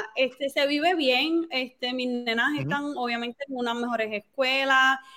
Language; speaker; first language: Spanish; native; Spanish